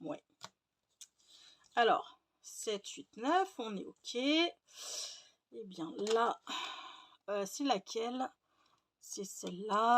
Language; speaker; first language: French; native; French